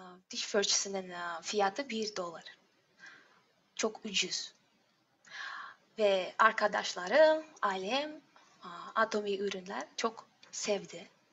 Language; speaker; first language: Turkish; non-native, learner; Russian